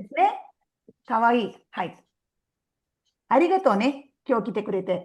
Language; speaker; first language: Japanese; non-native, fluent; Tamil